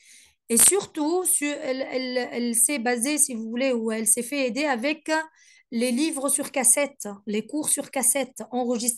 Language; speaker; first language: French; non-native, fluent; Arabic